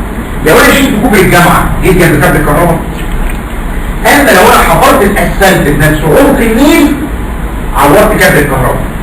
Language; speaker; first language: Arabic; native; Arabic